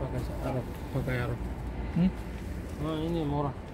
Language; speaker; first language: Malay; non-native, learner; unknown